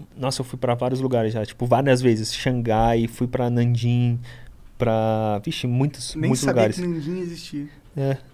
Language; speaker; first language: Portuguese; native; Portuguese